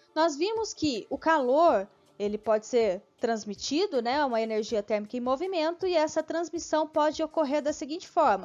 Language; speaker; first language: Portuguese; native; Portuguese